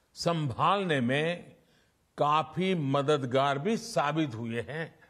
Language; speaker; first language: Hindi; non-native, local second language; Gujarati